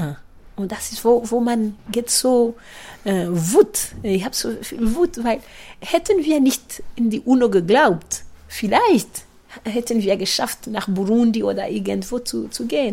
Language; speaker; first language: German; non-native, fluent; Kinyarwanda